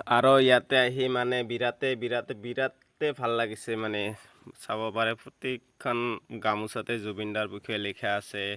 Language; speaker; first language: Assamese; native; Assamese